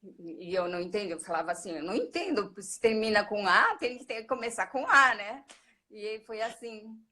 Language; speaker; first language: Portuguese; early bilingual, other home language; Japanese